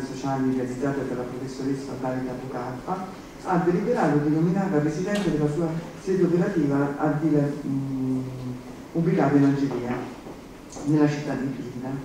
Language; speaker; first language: Italian; native; Italian